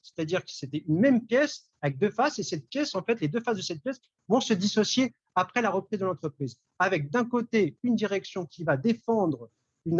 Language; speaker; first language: French; native; French